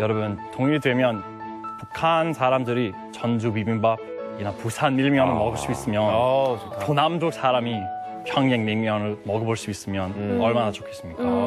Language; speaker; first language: Korean; non-native, fluent; English